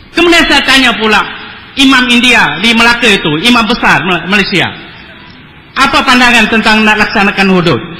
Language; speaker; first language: Malay; non-native, local second language; Tamil